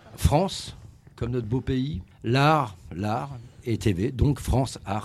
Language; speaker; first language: French; native; French